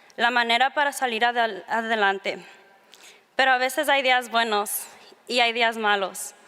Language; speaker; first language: Spanish; early bilingual, heritage; Spanish